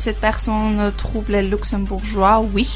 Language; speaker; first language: French; non-native, learner; Armenian